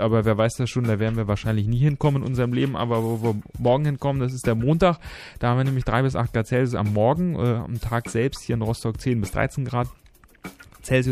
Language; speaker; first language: German; native; German